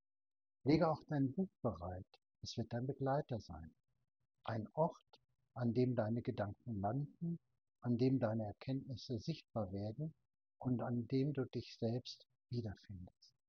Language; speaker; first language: German; native; German